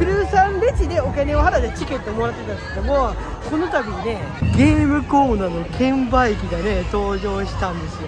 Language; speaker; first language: Japanese; native; Japanese